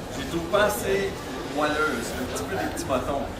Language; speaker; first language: French; native; French